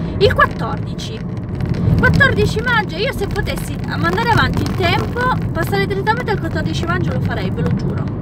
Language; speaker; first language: Italian; non-native, fluent; Romanian